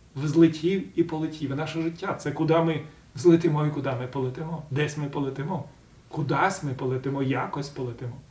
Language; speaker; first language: Ukrainian; native; Ukrainian